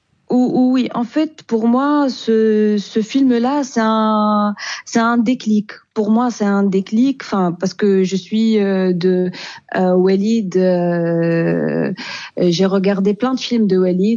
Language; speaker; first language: French; non-native, local second language; Arabic